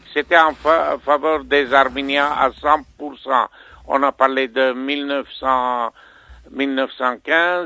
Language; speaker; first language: French; non-native, fluent; Armenian